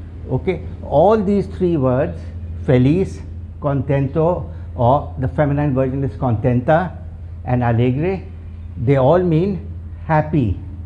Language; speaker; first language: English; non-native, local second language; Urdu